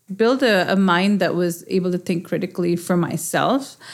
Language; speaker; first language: English; non-native, local second language; Urdu